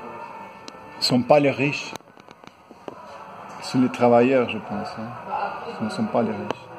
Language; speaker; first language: French; non-native, fluent; Spanish